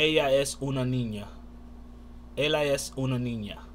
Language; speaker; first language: Spanish; non-native, learner; English